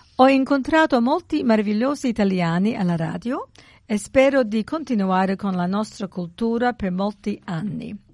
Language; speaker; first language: Italian; early bilingual, heritage; English